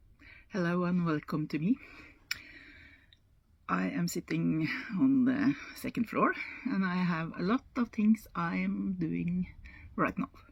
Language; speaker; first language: English; non-native, learner; Norwegian